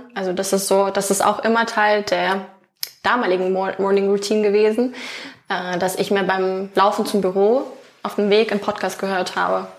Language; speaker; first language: German; non-native, fluent; Ukrainian